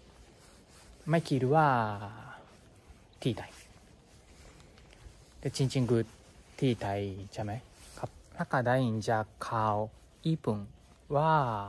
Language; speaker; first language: Thai; non-native, learner; Japanese